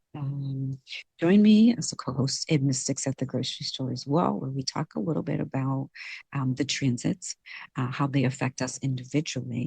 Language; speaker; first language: English; native; English